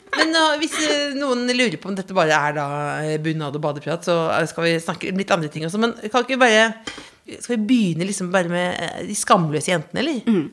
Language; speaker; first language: Norwegian; native; Norwegian